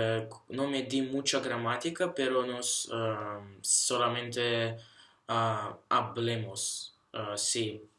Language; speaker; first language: Spanish; non-native, learner; Russian